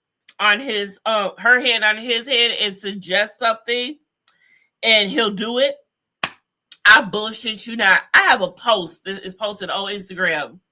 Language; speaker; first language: English; native; English